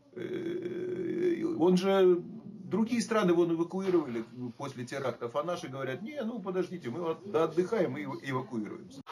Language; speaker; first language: Russian; native; Russian